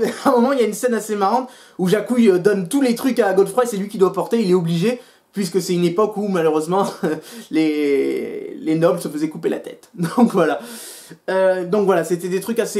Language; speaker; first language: French; native; French